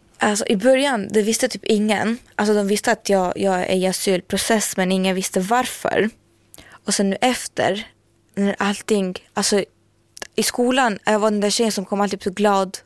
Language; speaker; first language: Swedish; non-native, learner; Albanian